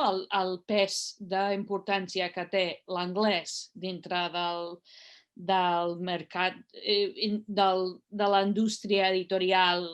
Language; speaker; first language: Catalan; non-native, fluent; English